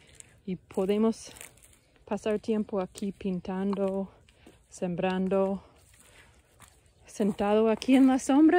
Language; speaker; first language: Spanish; non-native, learner; English